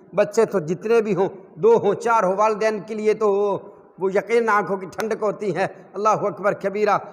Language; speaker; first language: Urdu; non-native, local second language; Punjabi